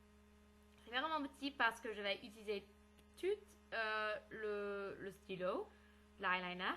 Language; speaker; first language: French; non-native, learner; English